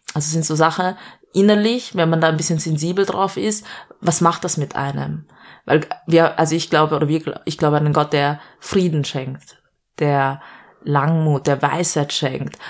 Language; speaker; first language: German; early bilingual, other home language; Malayalam